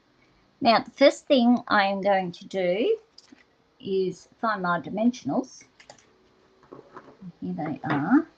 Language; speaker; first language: English; native; English